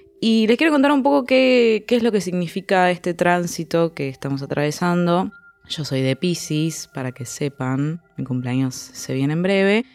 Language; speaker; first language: Spanish; native; Spanish